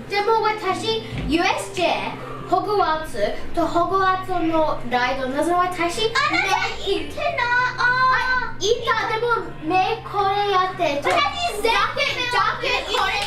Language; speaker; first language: Japanese; non-native, learner; English